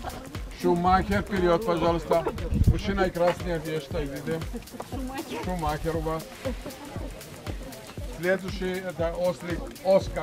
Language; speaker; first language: Russian; non-native, learner; Greek